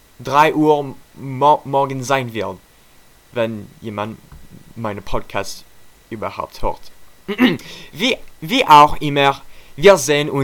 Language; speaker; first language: German; non-native, learner; French